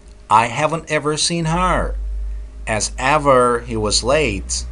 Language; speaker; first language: English; non-native, fluent; Turkish